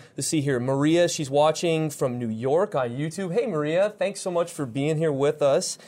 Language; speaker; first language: English; native; English